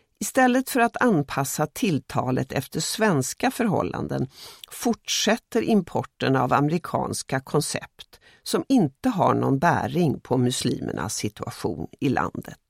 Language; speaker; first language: Swedish; native; Swedish